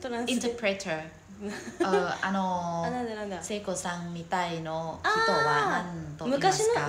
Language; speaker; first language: Japanese; non-native, learner; Thai